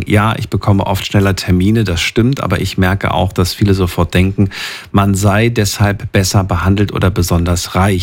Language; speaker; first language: German; native; German